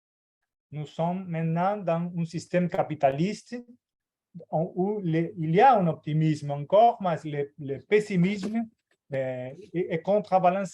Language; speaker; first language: French; non-native, fluent; Portuguese